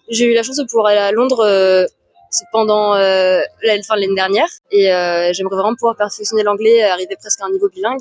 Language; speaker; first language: French; native; French